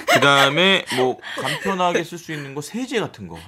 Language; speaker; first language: Korean; native; Korean